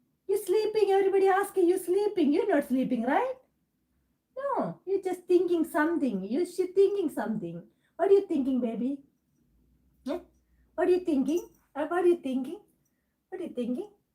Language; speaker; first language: English; non-native, local second language; Malayalam